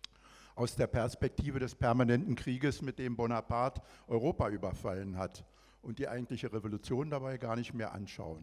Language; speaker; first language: German; native; German